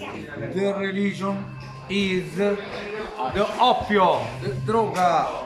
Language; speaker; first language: English; non-native, learner; Italian